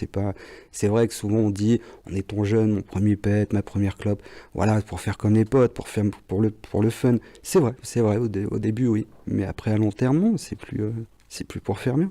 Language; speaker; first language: French; native; French